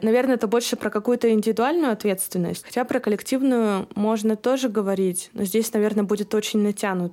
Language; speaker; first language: Russian; native; Russian